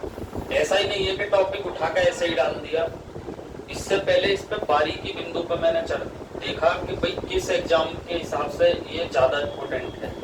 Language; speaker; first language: Hindi; native; Hindi